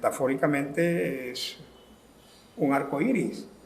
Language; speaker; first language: Spanish; native; Spanish